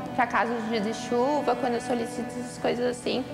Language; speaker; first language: Portuguese; native; Portuguese